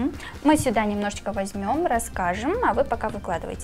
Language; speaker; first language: Russian; non-native, local second language; Kyrgyz